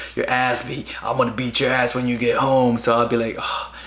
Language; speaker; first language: English; early bilingual, other home language; Spanish